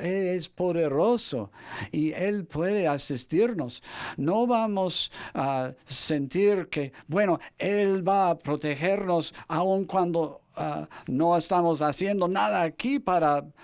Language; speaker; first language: Spanish; non-native, fluent; English